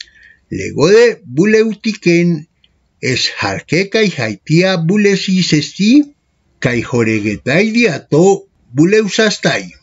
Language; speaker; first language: Greek; non-native, fluent; Spanish